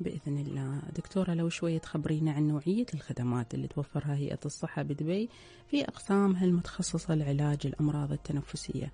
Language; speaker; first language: Arabic; native; Arabic